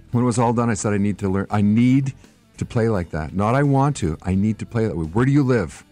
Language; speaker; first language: English; native; English